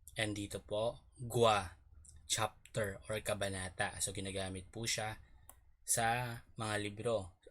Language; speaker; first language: Filipino; native; Filipino